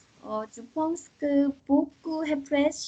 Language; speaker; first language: French; non-native, learner; Korean